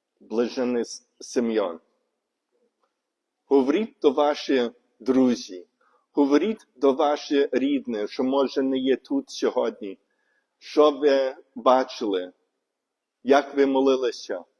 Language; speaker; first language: Ukrainian; non-native, learner; English